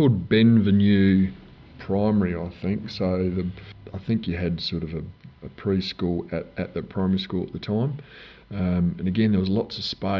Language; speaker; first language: English; native; English